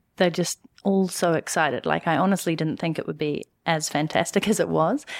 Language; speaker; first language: English; native; English